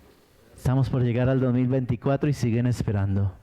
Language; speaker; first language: Spanish; native; Spanish